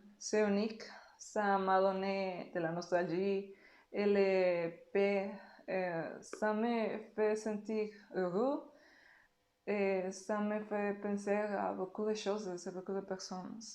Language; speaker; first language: French; non-native, learner; Spanish